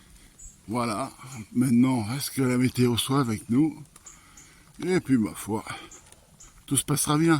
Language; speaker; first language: French; native; French